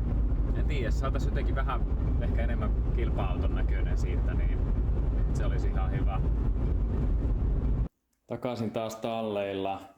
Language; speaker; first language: Finnish; native; Finnish